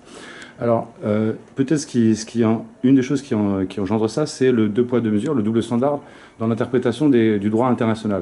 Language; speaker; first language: French; native; French